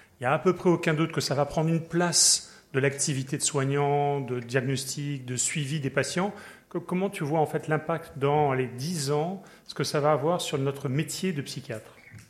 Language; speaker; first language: French; native; French